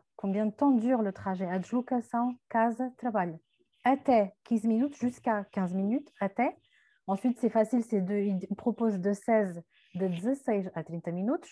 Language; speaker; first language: French; native; French